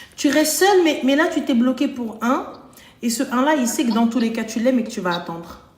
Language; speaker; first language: French; early bilingual, other home language; Arabic